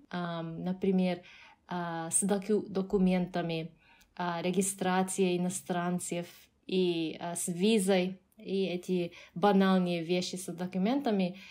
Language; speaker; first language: Russian; non-native, fluent; Japanese